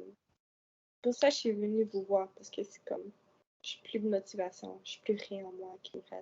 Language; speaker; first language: French; non-native, local second language; English